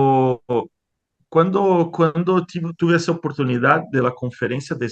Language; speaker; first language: Spanish; non-native, fluent; Portuguese